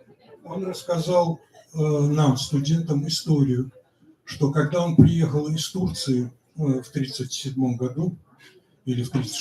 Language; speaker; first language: Russian; native; Russian